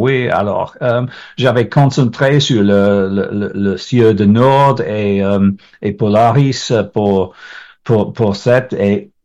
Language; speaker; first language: French; non-native, learner; English